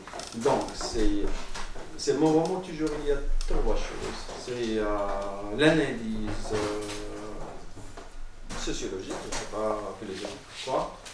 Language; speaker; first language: French; non-native, learner; Arabic